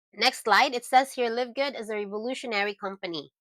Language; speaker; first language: English; non-native, local second language; Filipino